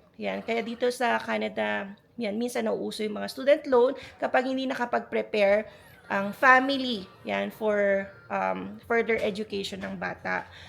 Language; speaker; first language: Filipino; native; Filipino